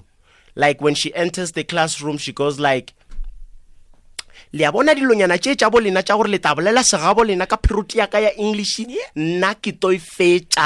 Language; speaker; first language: English; non-native, local second language; South Ndebele